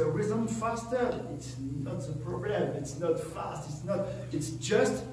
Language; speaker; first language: English; non-native, learner; French